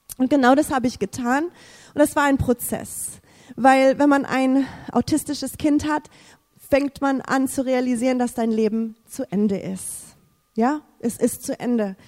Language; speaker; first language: German; non-native, fluent; English